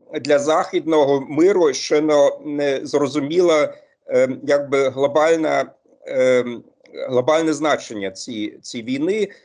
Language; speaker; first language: Ukrainian; non-native, fluent; German